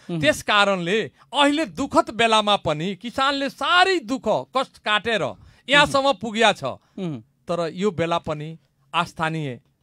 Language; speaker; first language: Nepali; non-native, local second language; Bhojpuri